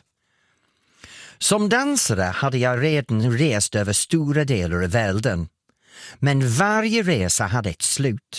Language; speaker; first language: Swedish; non-native, fluent; English